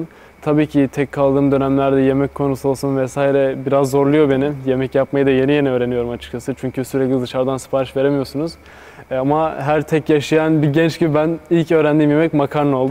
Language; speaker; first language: Turkish; native; Turkish